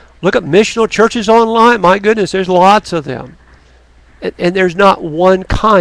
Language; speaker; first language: English; native; English